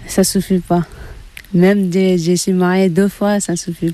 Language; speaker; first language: French; non-native, learner; Tibetan